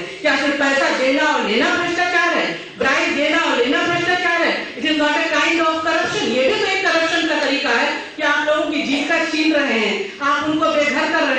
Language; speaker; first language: Hindi; native; Hindi